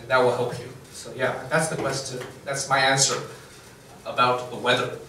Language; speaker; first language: English; non-native, fluent; Chinese